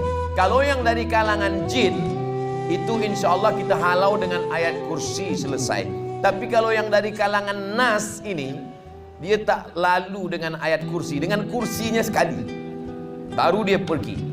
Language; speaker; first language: Malay; native; Malay